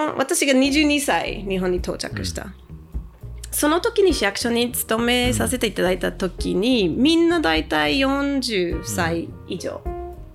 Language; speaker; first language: Japanese; non-native, fluent; English